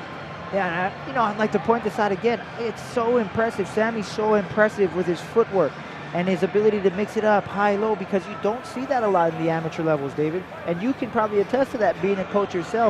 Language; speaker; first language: English; native; English